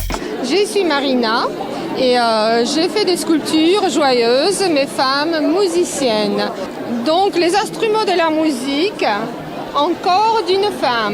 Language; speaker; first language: French; non-native, learner; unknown